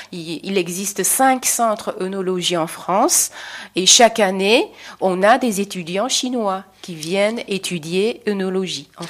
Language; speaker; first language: French; non-native, fluent; Chinese